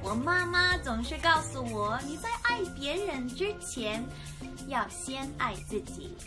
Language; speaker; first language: Chinese; non-native, fluent; English